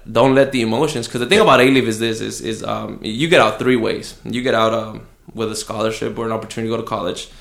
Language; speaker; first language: English; early bilingual, other home language; Spanish